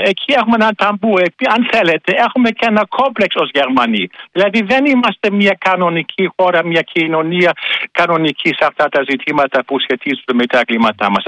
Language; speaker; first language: Greek; non-native, fluent; German